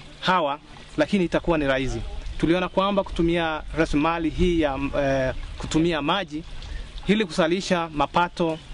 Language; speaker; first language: Swahili; non-native, local second language; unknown